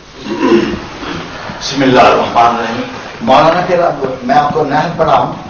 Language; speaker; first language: Urdu; native; Urdu